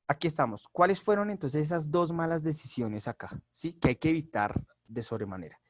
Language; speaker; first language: Spanish; native; Spanish